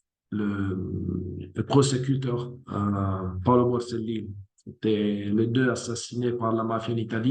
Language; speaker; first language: French; non-native, fluent; Italian